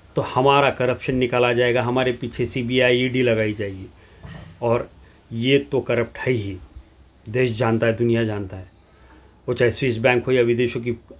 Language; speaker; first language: Hindi; native; Hindi